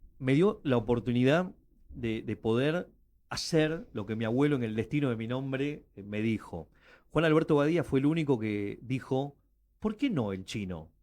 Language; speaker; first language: Spanish; early bilingual, other home language; Chinese